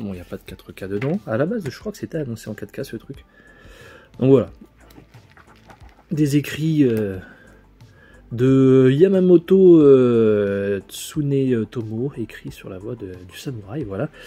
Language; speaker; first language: French; native; French